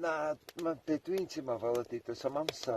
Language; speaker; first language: Welsh; native; Welsh